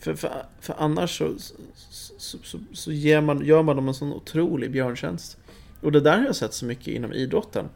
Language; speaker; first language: Swedish; native; Swedish